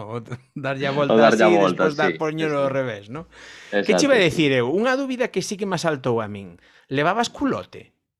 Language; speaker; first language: Galician; non-native, local second language; Spanish